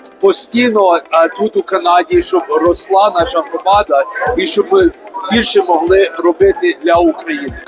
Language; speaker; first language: Ukrainian; early bilingual, heritage; Ukrainian